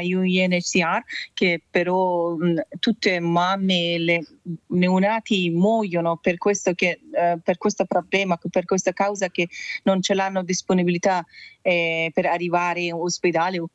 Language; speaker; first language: Italian; non-native, learner; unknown